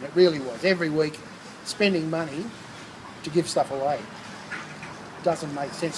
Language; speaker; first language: English; native; English